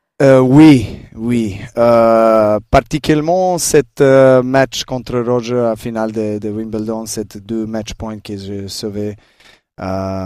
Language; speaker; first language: French; non-native, learner; Serbian